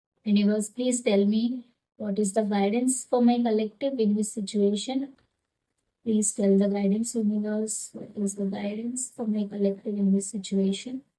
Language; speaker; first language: English; non-native, local second language; Telugu